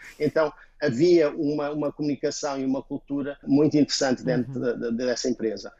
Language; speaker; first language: Portuguese; native; Portuguese